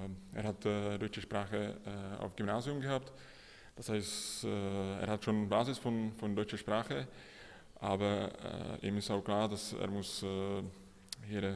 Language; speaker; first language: German; non-native, fluent; Czech